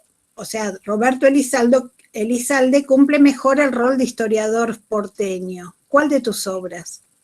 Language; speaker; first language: Spanish; native; Spanish